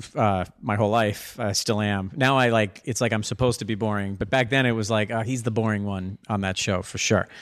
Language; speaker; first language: English; native; English